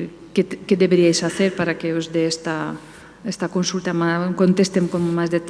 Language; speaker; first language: Spanish; native; Spanish